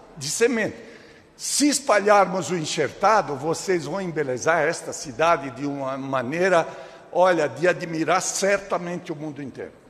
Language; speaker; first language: Portuguese; native; Portuguese